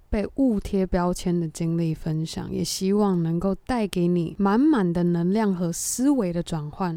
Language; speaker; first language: Chinese; native; Chinese